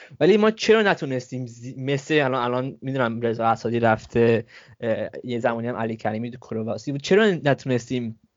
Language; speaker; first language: Persian; early bilingual, heritage; Persian